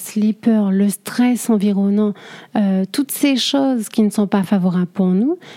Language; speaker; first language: French; native; French